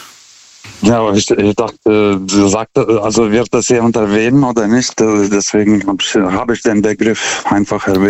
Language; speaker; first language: German; non-native, fluent; Lithuanian